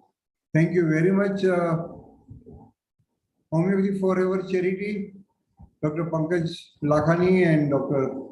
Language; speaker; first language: English; non-native, local second language; Hindi